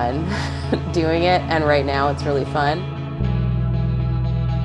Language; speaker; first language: English; native; English